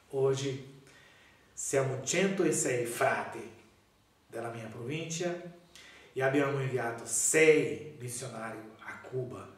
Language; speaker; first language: Italian; non-native, learner; Portuguese